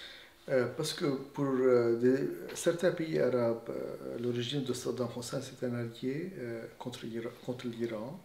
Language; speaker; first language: French; non-native, fluent; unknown